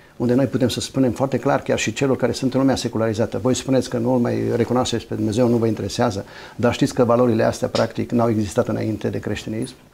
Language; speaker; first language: Romanian; native; Romanian